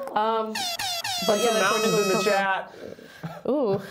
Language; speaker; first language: English; native; English